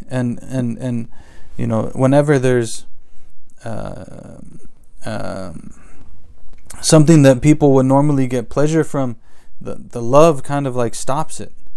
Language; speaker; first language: English; native; English